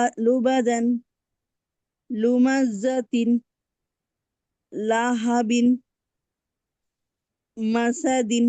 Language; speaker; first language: Arabic; non-native, learner; Telugu